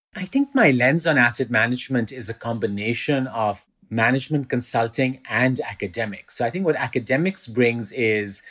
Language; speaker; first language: English; non-native, local second language; Urdu